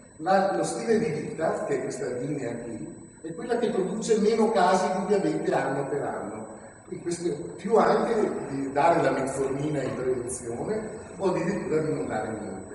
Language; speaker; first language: Italian; native; Italian